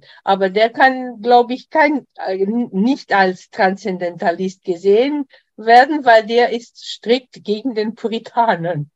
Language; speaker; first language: German; non-native, fluent; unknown